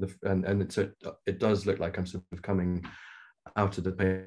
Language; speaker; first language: English; native; English